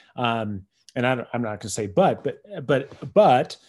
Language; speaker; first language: English; native; English